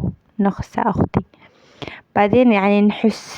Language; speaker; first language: Arabic; non-native, learner; Amharic